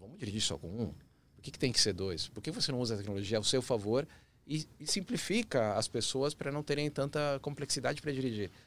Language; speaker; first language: Portuguese; early bilingual, other home language; Spanish